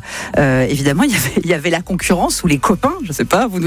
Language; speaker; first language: French; native; French